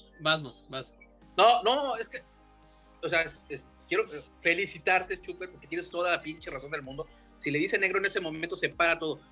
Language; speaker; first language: Spanish; native; Spanish